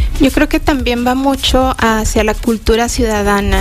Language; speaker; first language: Spanish; native; Spanish